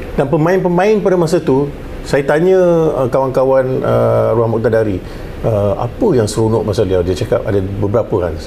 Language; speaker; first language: Malay; native; Malay